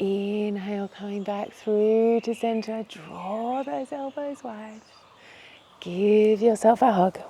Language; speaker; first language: English; native; English